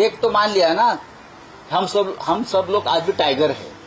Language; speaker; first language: Hindi; non-native, local second language; Marathi